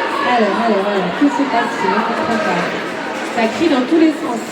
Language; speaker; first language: French; native; French